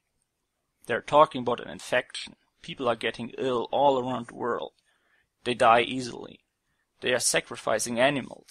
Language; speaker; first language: English; non-native, fluent; German